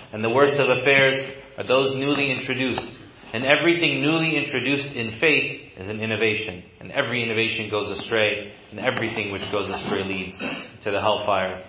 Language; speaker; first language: English; native; English